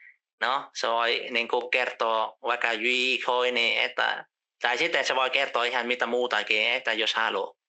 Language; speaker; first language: Finnish; non-native, fluent; Vietnamese